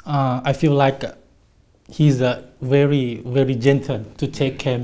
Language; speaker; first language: English; non-native, learner; Thai